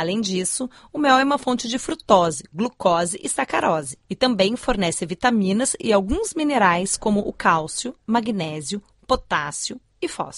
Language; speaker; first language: Portuguese; native; Portuguese